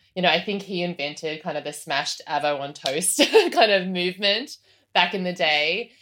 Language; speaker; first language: English; native; English